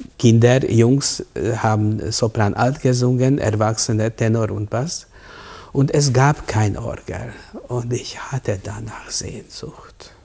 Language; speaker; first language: German; non-native, fluent; Hungarian